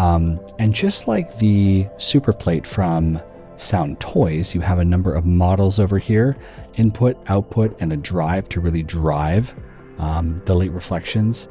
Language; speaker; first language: English; native; English